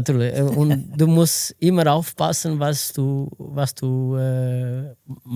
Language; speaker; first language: German; non-native, learner; Portuguese